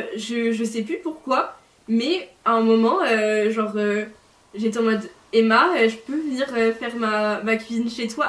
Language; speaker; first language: French; native; French